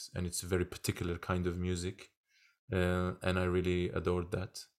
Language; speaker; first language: English; non-native, fluent; Turkish